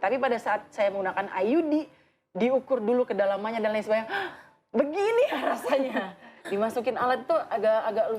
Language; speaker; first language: Indonesian; native; Indonesian